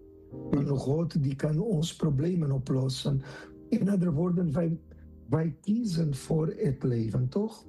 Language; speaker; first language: Dutch; non-native, fluent; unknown